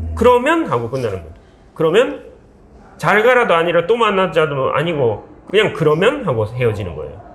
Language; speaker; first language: Korean; non-native, fluent; Japanese